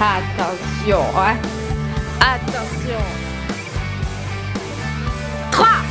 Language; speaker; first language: French; native; French